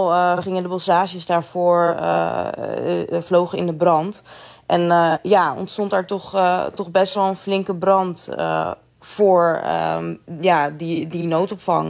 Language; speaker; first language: Dutch; native; Dutch